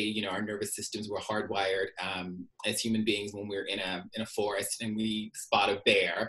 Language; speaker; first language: English; native; English